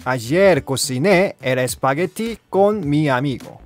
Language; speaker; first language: Spanish; non-native, fluent; Korean